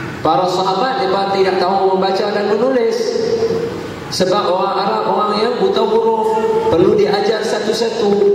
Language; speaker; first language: Malay; native; Malay